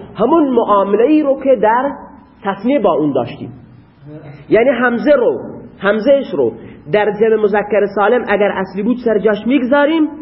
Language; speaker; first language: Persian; non-native, local second language; Baluchi